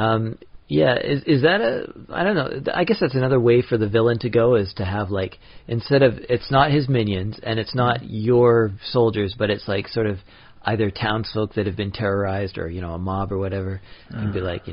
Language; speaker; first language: English; native; English